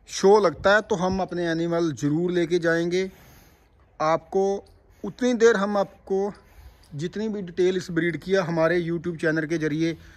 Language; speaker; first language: Hindi; non-native, local second language; Punjabi